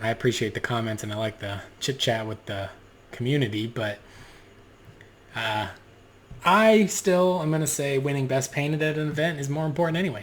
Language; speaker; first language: English; native; English